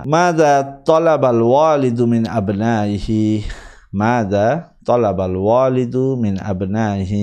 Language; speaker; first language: Arabic; non-native, fluent; Bangla